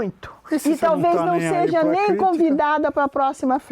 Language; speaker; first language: Portuguese; native; Portuguese